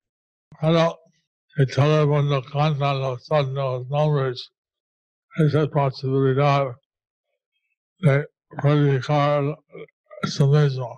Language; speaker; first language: Spanish; non-native, learner; English